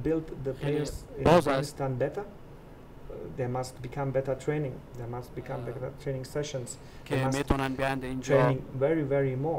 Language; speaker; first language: English; non-native, fluent; German